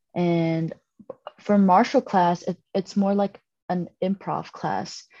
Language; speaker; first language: English; non-native, fluent; Vietnamese